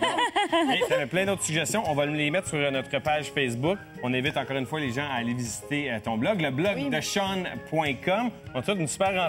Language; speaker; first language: French; native; French